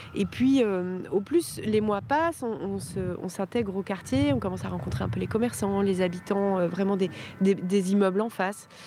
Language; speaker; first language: French; native; French